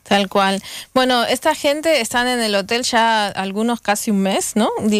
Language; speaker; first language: Spanish; native; Spanish